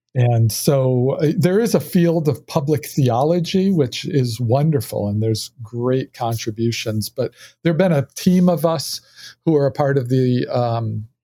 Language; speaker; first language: English; native; English